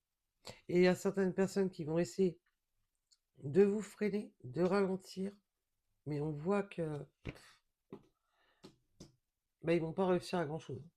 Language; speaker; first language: French; native; French